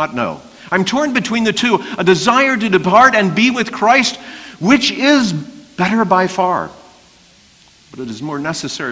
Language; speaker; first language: English; native; English